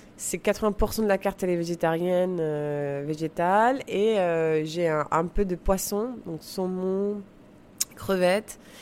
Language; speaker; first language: French; non-native, fluent; Spanish